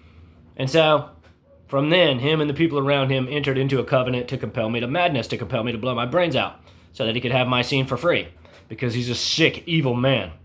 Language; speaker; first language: English; native; English